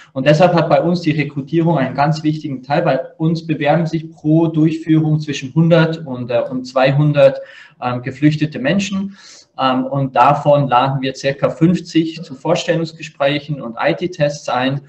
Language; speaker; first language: German; native; German